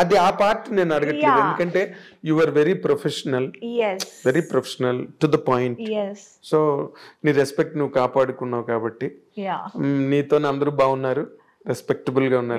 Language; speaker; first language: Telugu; native; Telugu